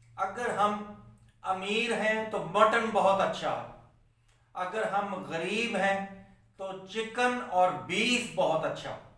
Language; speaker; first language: Urdu; non-native, local second language; Punjabi